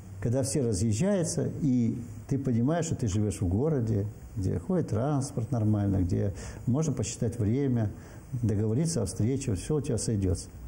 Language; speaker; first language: Russian; native; Russian